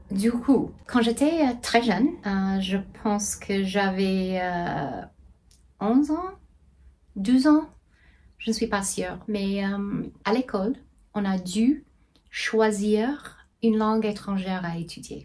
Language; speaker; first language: French; non-native, fluent; English